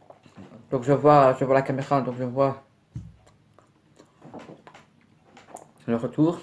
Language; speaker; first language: French; native; French